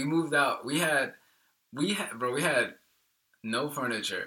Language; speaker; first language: English; early bilingual, other home language; Spanish